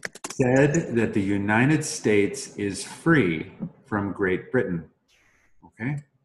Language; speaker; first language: English; native; English